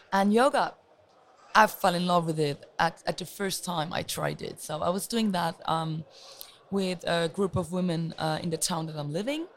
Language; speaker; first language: English; non-native, fluent; Luxembourgish